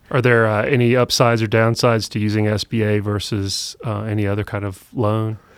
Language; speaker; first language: English; native; English